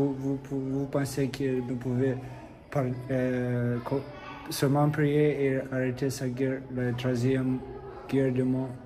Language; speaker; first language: French; non-native, learner; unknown